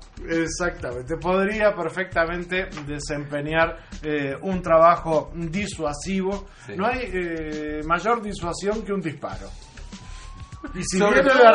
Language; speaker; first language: Spanish; native; Spanish